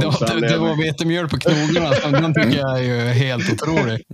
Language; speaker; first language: Swedish; native; Swedish